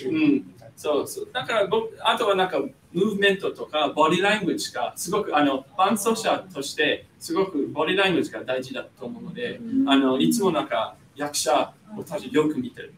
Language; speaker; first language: Japanese; non-native, fluent; English